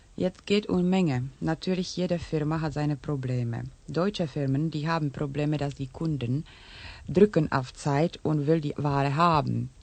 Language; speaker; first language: German; non-native, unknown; Czech